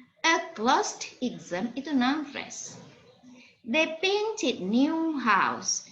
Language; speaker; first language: English; non-native, fluent; Indonesian